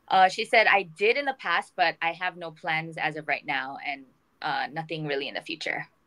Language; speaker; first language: English; early bilingual, other home language; Korean